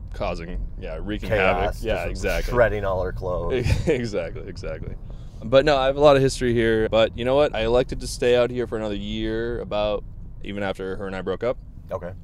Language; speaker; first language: English; native; English